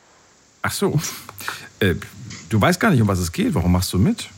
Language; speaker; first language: German; native; German